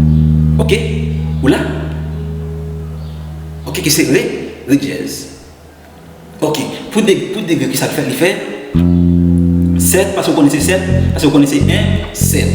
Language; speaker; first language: French; non-native, learner; Haitian Creole